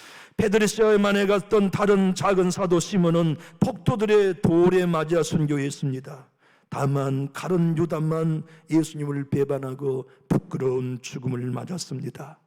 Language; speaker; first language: Korean; native; Korean